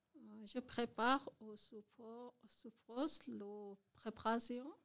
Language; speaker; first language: French; non-native, learner; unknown